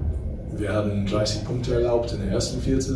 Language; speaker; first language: German; non-native, fluent; English